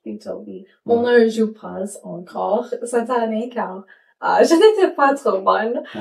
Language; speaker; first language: French; non-native, learner; English